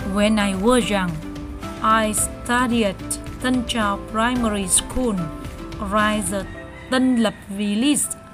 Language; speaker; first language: English; non-native, learner; Vietnamese